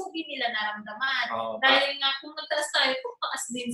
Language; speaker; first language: Filipino; native; Filipino